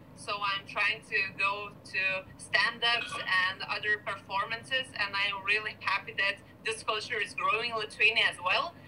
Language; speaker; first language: English; non-native, fluent; Lithuanian